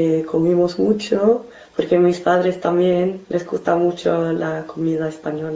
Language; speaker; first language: Spanish; non-native, fluent; English